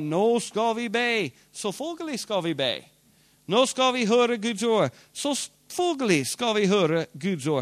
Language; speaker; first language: Swedish; non-native, fluent; English